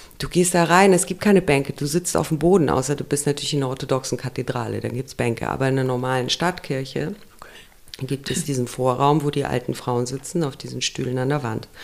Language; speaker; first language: German; early bilingual, other home language; Romanian